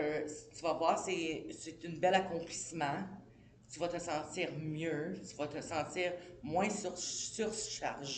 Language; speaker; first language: French; native; French